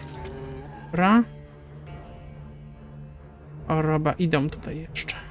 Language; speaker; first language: Polish; native; Polish